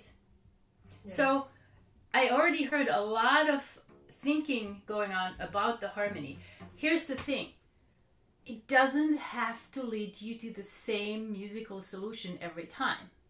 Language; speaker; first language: English; non-native, fluent; Finnish